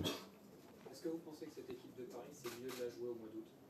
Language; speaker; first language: French; native; French